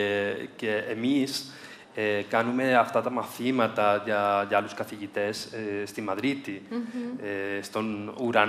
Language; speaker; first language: Greek; non-native, fluent; Spanish